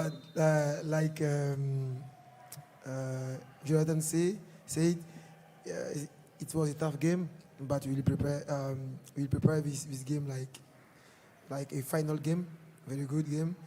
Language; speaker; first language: English; non-native, learner; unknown